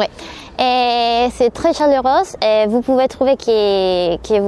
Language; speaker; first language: French; non-native, learner; Spanish